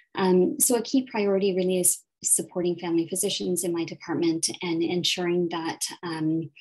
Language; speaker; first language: English; native; English